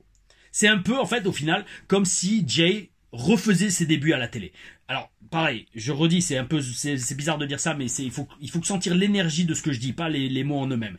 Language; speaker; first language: French; native; French